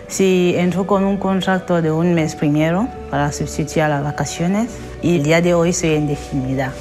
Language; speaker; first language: Spanish; non-native, learner; French